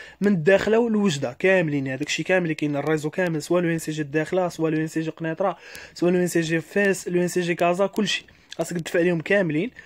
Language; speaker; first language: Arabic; native; Arabic